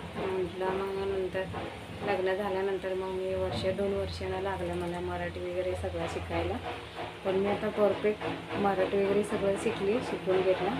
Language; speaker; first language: Marathi; non-native, local second language; Kannada